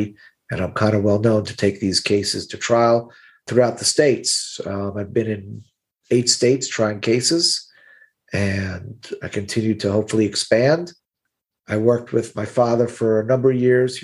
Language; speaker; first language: English; native; English